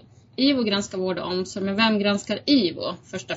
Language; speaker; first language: Swedish; native; Swedish